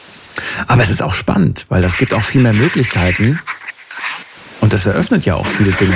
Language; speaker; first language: German; native; German